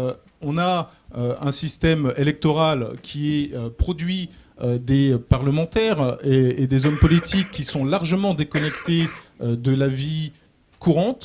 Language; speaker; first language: French; native; French